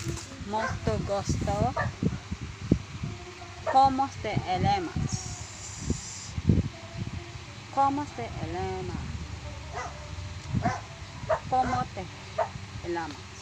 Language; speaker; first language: Spanish; non-native, learner; Filipino